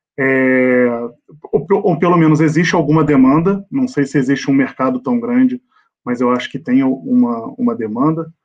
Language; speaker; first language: Portuguese; native; Portuguese